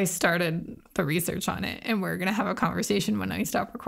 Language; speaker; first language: English; native; English